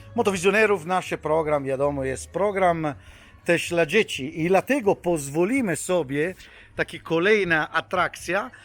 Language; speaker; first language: Polish; non-native, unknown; Italian